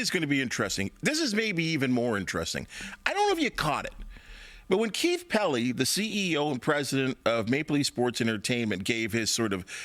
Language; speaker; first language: English; native; English